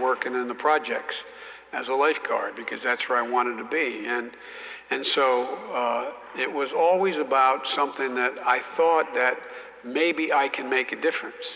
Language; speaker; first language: English; native; English